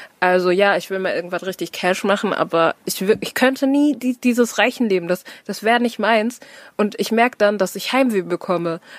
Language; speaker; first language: German; native; German